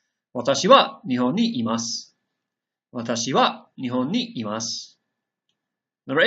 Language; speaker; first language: Japanese; non-native, fluent; English